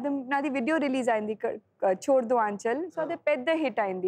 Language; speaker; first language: Telugu; non-native, learner; Sindhi